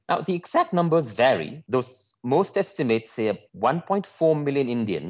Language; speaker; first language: English; non-native, local second language; Nepali